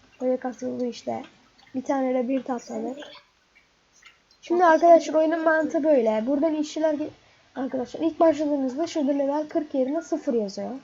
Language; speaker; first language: Turkish; native; Turkish